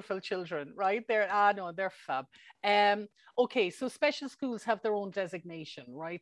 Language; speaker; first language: English; native; English